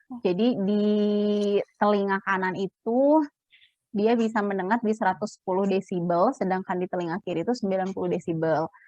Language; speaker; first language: Indonesian; native; Indonesian